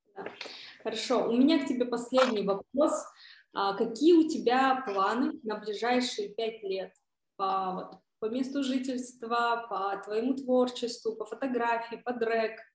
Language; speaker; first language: Russian; non-native, local second language; Kyrgyz